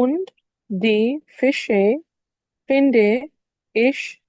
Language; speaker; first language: German; non-native, learner; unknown